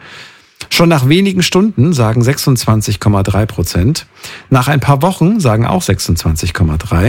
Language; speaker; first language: German; native; German